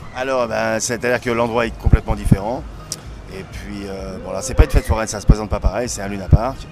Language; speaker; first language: French; native; French